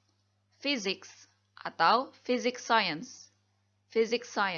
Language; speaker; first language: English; non-native, fluent; Indonesian